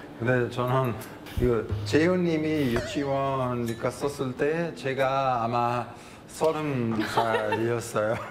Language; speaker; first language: Korean; non-native, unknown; Italian